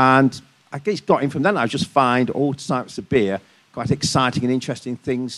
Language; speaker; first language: English; native; English